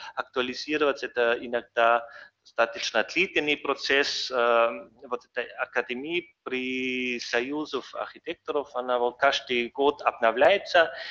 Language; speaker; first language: Russian; non-native, learner; German